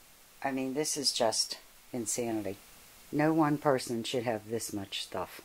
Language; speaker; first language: English; native; English